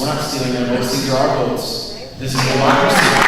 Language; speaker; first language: English; native; English